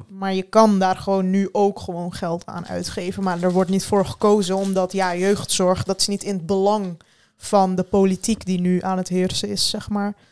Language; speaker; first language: Dutch; early bilingual, other home language; Turkish